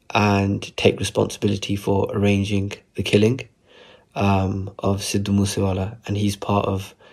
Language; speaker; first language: English; native; English